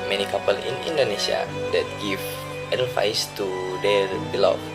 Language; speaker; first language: English; non-native, learner; Indonesian